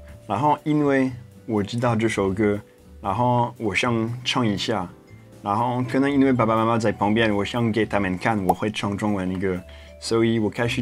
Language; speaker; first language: Chinese; non-native, fluent; French